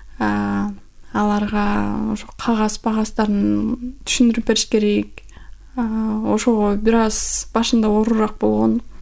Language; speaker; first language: Kyrgyz; non-native, local second language; Russian